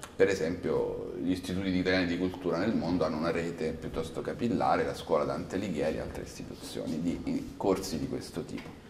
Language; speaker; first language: Italian; native; Italian